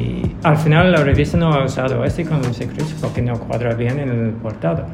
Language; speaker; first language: Spanish; non-native, learner; English